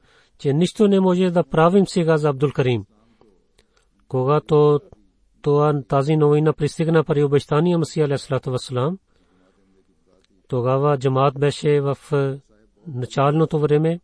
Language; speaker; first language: Bulgarian; non-native, fluent; Urdu